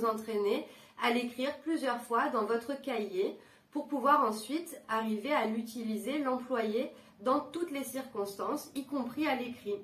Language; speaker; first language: French; native; French